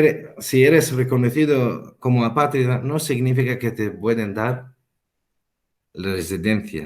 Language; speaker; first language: Spanish; non-native, fluent; Arabic